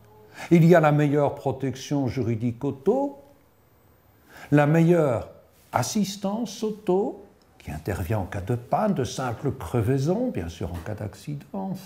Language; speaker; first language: French; native; French